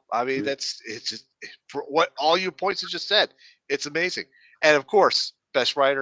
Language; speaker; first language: English; native; English